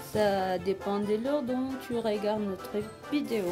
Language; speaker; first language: French; non-native, fluent; Spanish